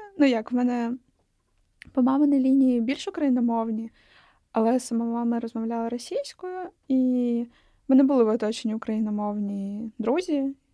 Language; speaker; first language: Ukrainian; non-native, local second language; Russian